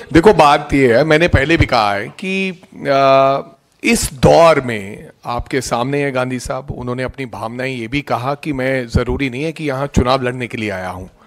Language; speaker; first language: Hindi; non-native, local second language; Punjabi